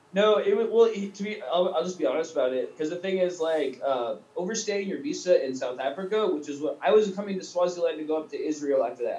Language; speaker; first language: English; native; English